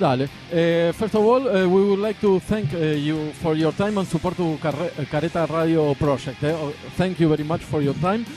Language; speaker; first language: English; non-native, fluent; Spanish